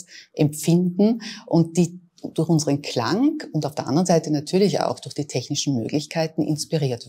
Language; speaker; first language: German; native; German